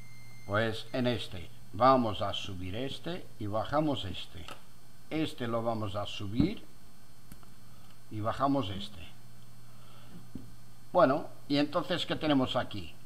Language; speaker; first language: Spanish; non-native, fluent; Portuguese